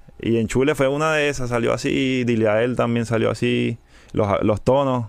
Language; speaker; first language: Spanish; native; Spanish